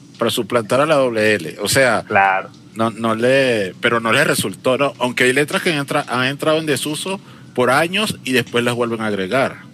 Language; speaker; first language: Spanish; native; Spanish